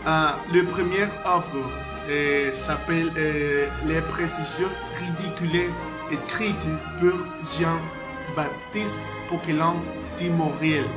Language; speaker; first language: French; non-native, learner; Spanish